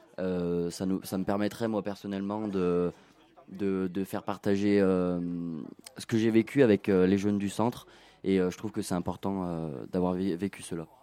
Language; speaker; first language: French; native; French